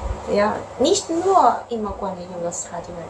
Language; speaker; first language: German; non-native, fluent; Korean